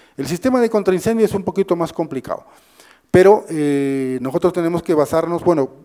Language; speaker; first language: Spanish; native; Spanish